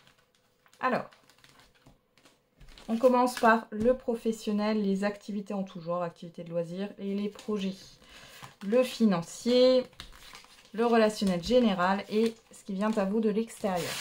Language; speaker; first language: French; native; French